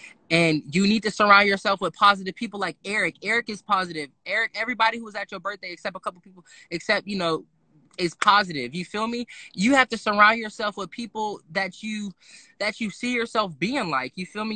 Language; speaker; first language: English; native; English